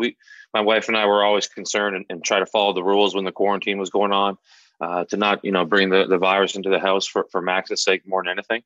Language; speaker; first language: English; native; English